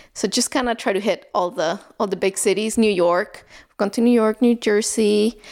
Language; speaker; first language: English; early bilingual, other home language; Spanish